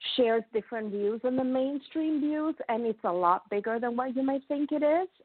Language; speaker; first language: English; non-native, fluent; Italian